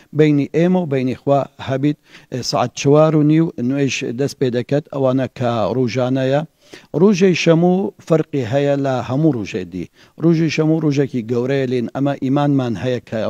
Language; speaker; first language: Central Kurdish; non-native, local second language; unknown